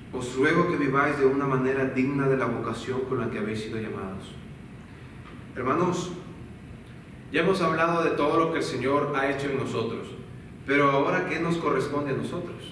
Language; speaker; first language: Spanish; native; Spanish